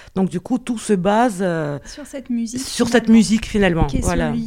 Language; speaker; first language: French; non-native, fluent; Russian